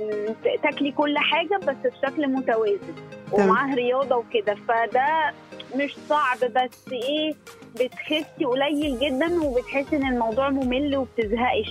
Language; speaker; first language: Arabic; native; Arabic